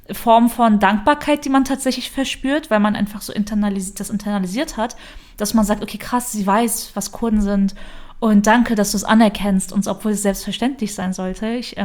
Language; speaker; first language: German; early bilingual, other home language; Turkish